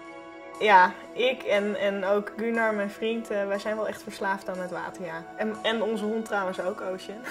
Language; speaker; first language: Dutch; native; Dutch